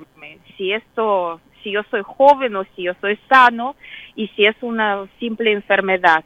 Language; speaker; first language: Spanish; non-native, fluent; Russian